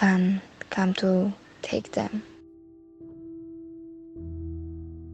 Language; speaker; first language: English; non-native, learner; Persian